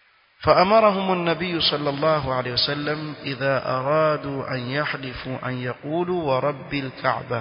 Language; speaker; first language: Arabic; non-native, fluent; Swahili